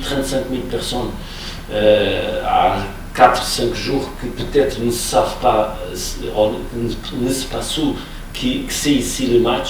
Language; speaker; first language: French; non-native, fluent; Portuguese